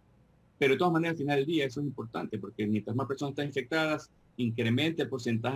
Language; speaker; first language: Spanish; native; Spanish